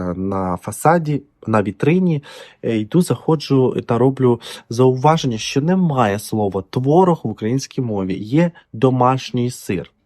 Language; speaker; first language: Ukrainian; non-native, local second language; Russian